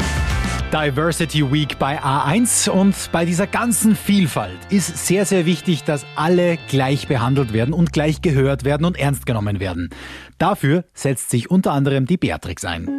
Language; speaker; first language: German; native; German